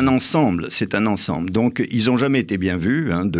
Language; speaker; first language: French; native; French